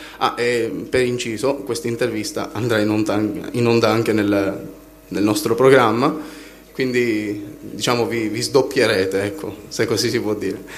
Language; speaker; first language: Italian; native; Italian